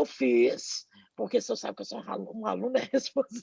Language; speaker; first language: Portuguese; native; Portuguese